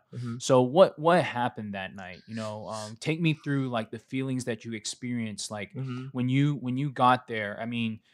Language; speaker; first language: English; native; English